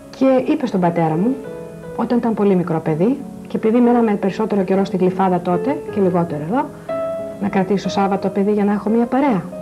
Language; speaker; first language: Greek; native; Greek